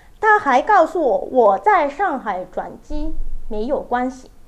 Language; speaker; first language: Chinese; non-native, learner; Japanese